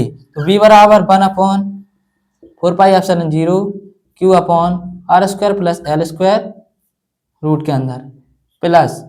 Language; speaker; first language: Hindi; native; Hindi